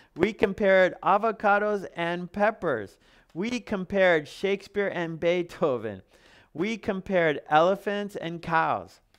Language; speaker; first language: English; native; English